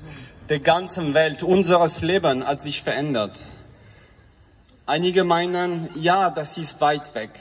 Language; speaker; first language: German; non-native, fluent; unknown